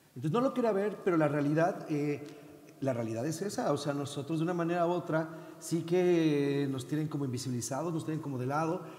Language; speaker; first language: Spanish; native; Spanish